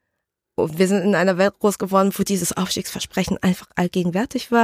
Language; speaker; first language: German; early bilingual, other home language; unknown